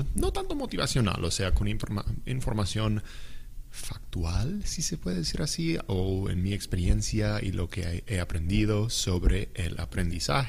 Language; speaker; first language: Spanish; non-native, fluent; English